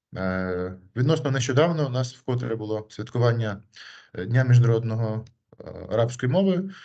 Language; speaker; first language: Ukrainian; native; Ukrainian